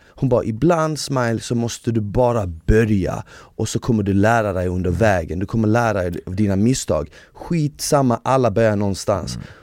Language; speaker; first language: Swedish; early bilingual, other home language; Bosnian